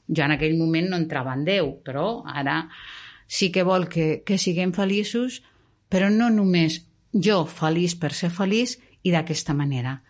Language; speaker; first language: Catalan; non-native, local second language; Spanish